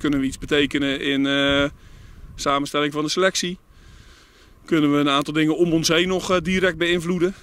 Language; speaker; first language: Dutch; native; Dutch